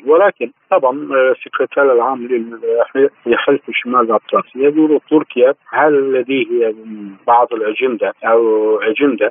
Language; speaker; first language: Arabic; non-native, fluent; Turkish